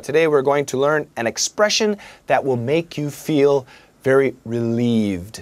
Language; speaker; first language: English; native; English